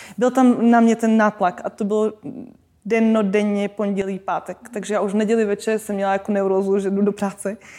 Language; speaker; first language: Czech; non-native, local second language; Slovak